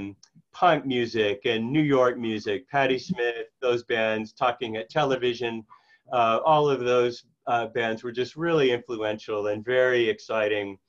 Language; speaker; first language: English; native; English